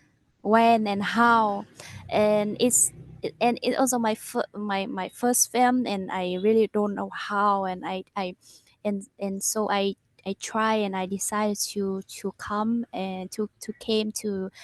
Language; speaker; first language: English; non-native, learner; Vietnamese